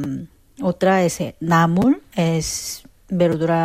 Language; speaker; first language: Spanish; non-native, fluent; Korean